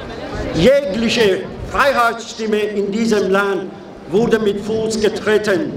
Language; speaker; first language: German; non-native, fluent; Persian